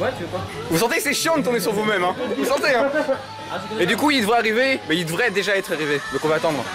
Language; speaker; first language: French; native; French